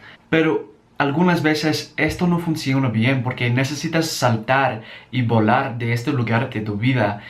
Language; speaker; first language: Spanish; non-native, learner; English